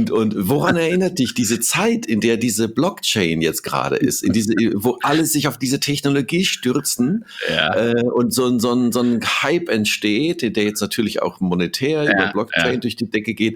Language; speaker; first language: German; native; German